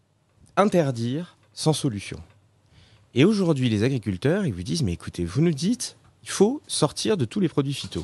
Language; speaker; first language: French; native; French